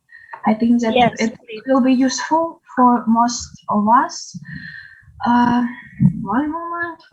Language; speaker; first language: English; non-native, learner; Ukrainian